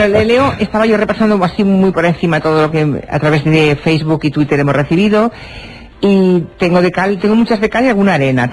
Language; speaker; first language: Spanish; native; Spanish